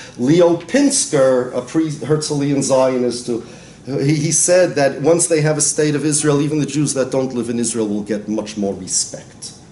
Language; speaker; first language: English; native; English